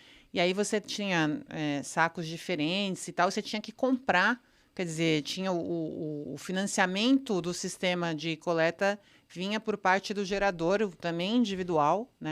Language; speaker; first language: Portuguese; native; Portuguese